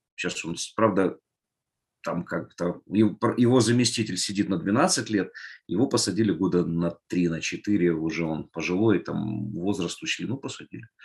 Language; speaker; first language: Russian; native; Russian